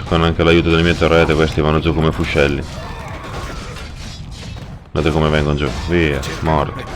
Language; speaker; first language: Italian; native; Italian